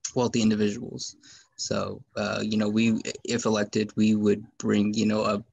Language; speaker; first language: English; native; English